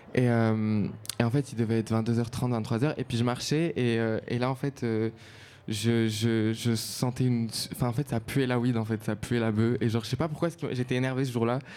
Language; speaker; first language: French; non-native, local second language; Arabic